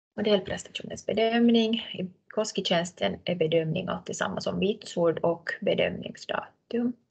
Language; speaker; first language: Swedish; native; Swedish